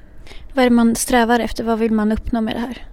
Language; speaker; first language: Swedish; native; Swedish